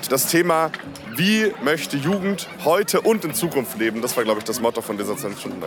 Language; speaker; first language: German; native; German